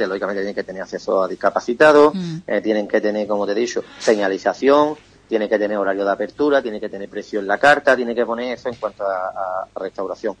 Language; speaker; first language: Spanish; native; Spanish